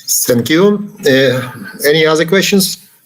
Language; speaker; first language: English; non-native, learner; Ukrainian